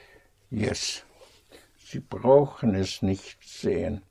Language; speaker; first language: German; non-native, fluent; English